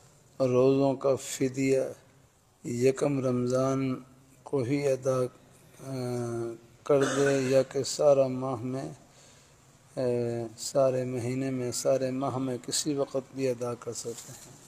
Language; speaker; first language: Urdu; native; Urdu